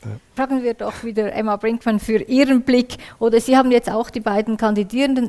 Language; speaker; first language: German; native; German